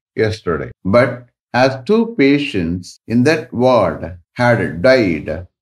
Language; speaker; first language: English; non-native, local second language; Tamil